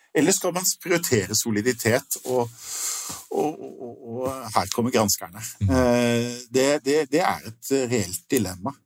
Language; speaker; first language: Norwegian; native; Norwegian